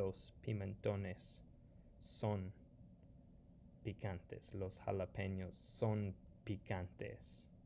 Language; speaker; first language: Spanish; non-native, fluent; English